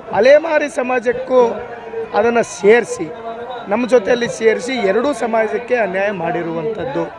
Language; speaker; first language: Kannada; non-native, local second language; Lambadi